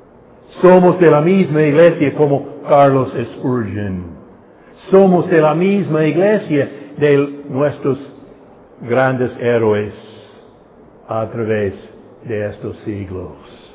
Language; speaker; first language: Spanish; non-native, fluent; English